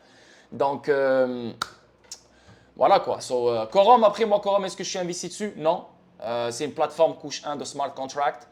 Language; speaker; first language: French; native; French